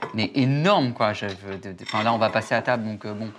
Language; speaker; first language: French; native; French